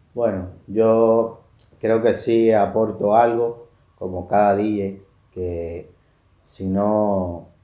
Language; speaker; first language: Spanish; native; Spanish